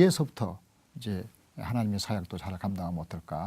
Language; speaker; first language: Korean; native; Korean